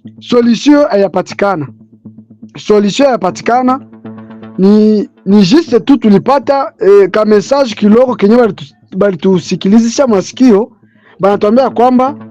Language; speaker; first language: Swahili; native; Swahili